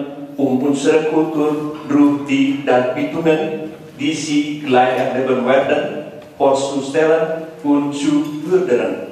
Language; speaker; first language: German; non-native, learner; Indonesian